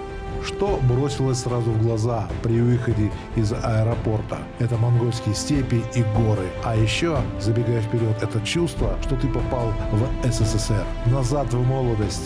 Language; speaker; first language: Russian; native; Russian